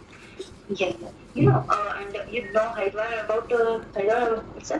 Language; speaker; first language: English; non-native, local second language; Hindi